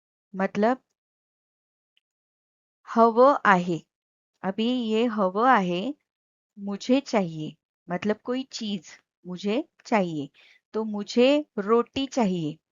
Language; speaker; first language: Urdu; non-native, local second language; Marathi